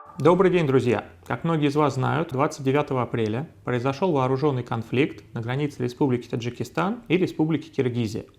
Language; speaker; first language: Russian; native; Russian